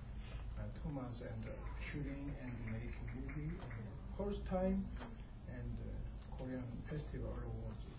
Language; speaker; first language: English; non-native, learner; Korean